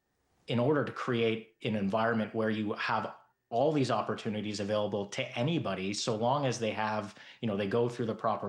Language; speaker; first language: English; native; English